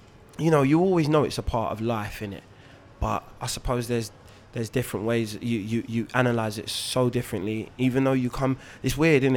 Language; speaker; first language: English; native; English